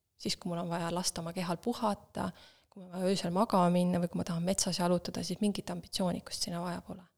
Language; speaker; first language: Estonian; native; Estonian